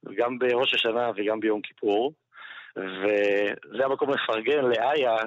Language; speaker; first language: Hebrew; non-native, fluent; French